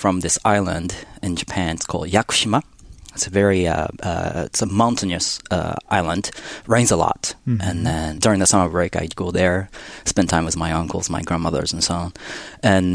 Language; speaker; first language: English; non-native, fluent; Japanese